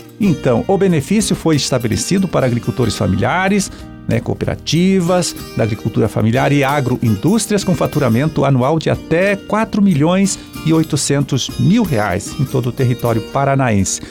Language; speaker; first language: Portuguese; native; Portuguese